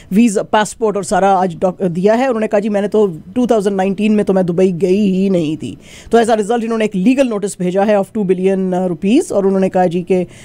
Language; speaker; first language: Urdu; native; Urdu